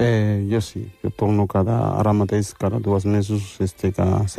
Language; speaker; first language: Catalan; early bilingual, other home language; Wolof